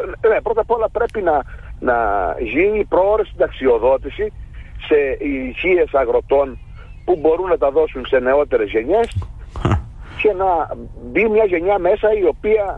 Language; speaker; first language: Greek; native; Greek